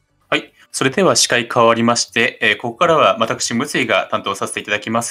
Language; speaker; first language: Japanese; native; Japanese